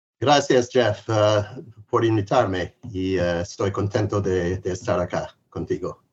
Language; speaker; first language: Spanish; non-native, fluent; English